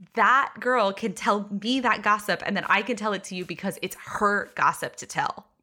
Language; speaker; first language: English; native; English